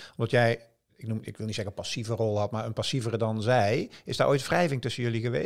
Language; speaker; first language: Dutch; native; Dutch